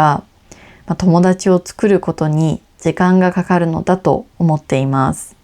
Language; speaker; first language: Japanese; native; Japanese